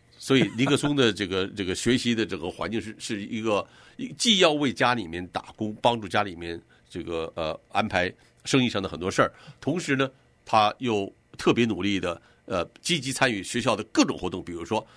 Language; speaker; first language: Chinese; native; Chinese